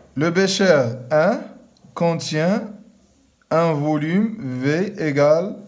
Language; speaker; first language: French; non-native, local second language; Arabic